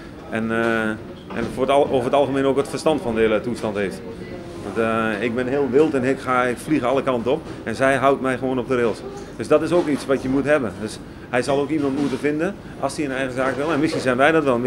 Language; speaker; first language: Dutch; native; Dutch